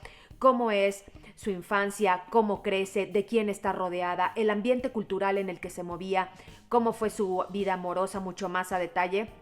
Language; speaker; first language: Spanish; native; Spanish